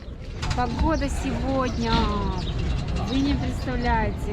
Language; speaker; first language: Russian; native; Russian